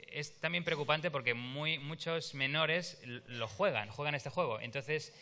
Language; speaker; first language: Spanish; native; Spanish